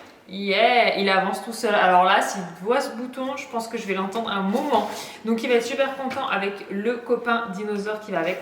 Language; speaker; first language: French; native; French